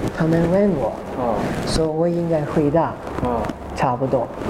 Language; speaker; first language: Chinese; non-native, learner; English